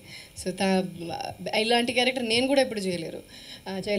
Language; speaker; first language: Telugu; non-native, fluent; Malayalam